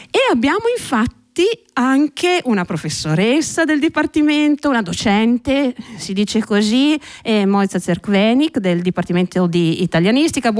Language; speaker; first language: Italian; native; Italian